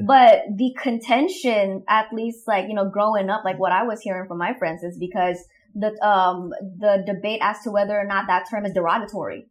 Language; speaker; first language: English; non-native, fluent; Indonesian